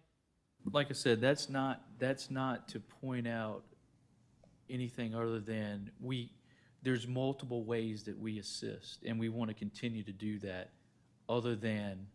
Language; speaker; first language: English; native; English